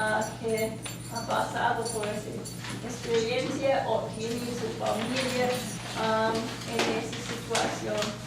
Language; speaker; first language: Spanish; non-native, learner; English